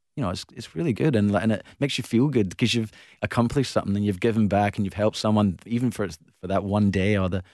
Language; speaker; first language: English; native; English